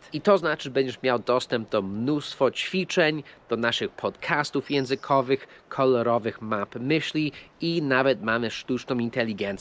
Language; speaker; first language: Polish; non-native, fluent; English